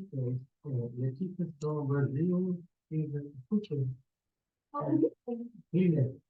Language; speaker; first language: English; non-native, learner; Portuguese